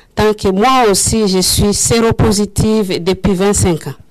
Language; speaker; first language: French; non-native, local second language; Kinyarwanda